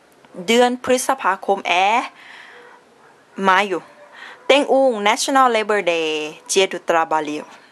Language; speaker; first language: Portuguese; non-native, learner; Thai